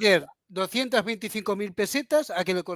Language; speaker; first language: Spanish; native; Spanish